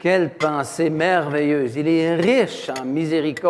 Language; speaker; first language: French; native; French